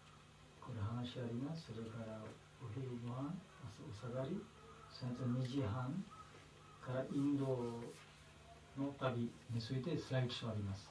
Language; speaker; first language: Japanese; non-native, learner; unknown